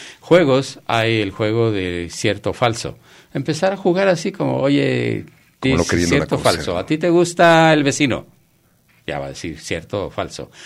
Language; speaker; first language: Spanish; native; Spanish